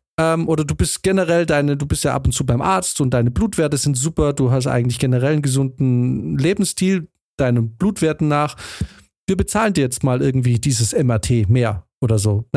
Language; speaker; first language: German; native; German